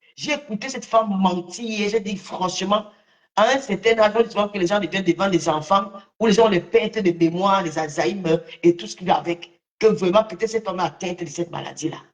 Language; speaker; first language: French; native; French